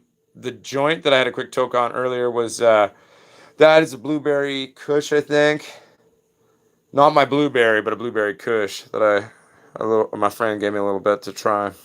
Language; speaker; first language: English; native; English